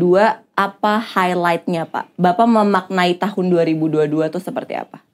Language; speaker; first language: Indonesian; native; Indonesian